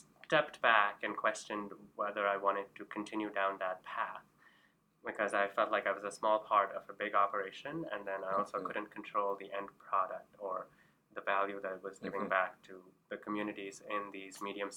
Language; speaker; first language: English; non-native, local second language; Urdu